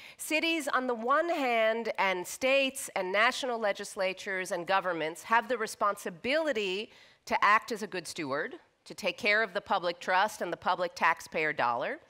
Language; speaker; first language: English; native; English